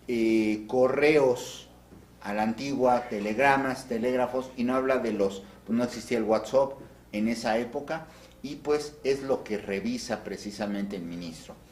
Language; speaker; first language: Spanish; native; Spanish